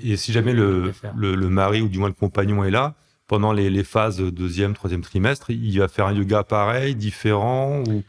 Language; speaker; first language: French; native; French